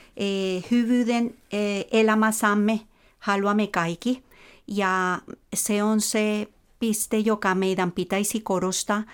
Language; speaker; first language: Finnish; non-native, fluent; Spanish